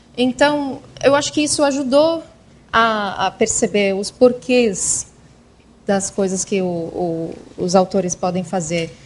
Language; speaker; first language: Portuguese; non-native, fluent; English